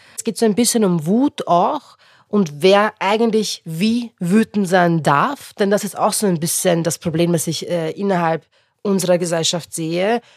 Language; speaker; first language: German; non-native, local second language; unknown